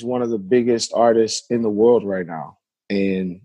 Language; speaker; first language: English; native; English